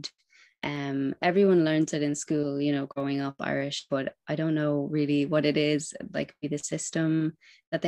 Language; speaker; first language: English; native; English